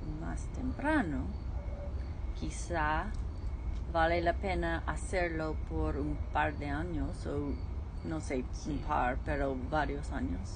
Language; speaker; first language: Spanish; non-native, fluent; English